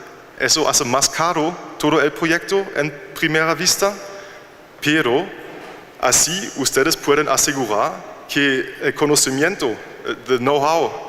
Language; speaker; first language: Spanish; non-native, learner; German